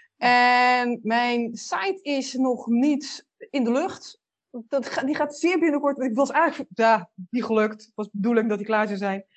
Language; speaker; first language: Dutch; native; Dutch